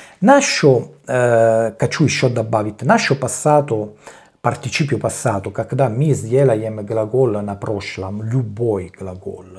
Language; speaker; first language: Russian; non-native, learner; Italian